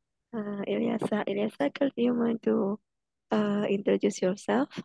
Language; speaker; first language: English; non-native, fluent; Indonesian